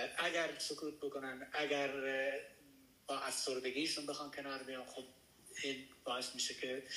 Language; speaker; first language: Persian; non-native, local second language; Baluchi